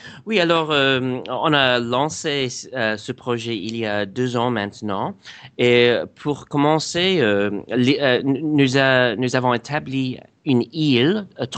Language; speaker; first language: French; non-native, fluent; English